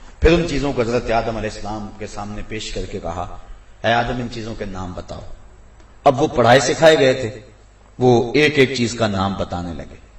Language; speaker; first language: Urdu; non-native, local second language; Punjabi